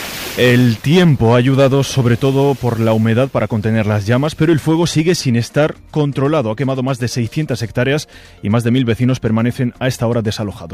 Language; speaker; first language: Spanish; native; Spanish